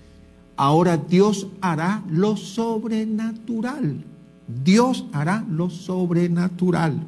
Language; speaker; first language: Spanish; native; Spanish